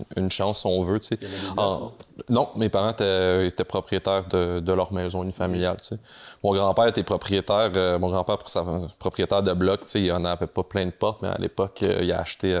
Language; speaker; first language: French; native; French